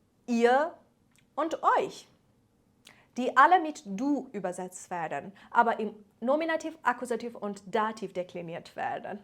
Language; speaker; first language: German; non-native, fluent; Persian